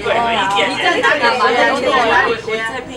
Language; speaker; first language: Chinese; non-native, learner; English